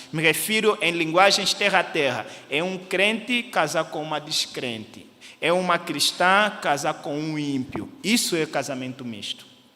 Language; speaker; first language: Portuguese; native; Portuguese